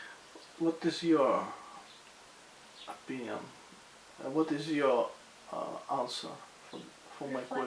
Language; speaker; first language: English; non-native, fluent; Russian